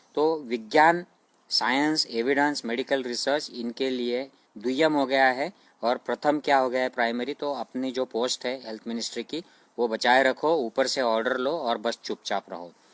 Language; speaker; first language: Hindi; non-native, local second language; Marathi